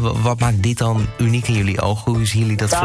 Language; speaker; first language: Dutch; native; Dutch